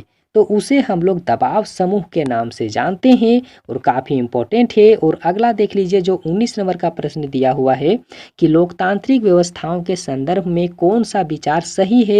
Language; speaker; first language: Hindi; native; Hindi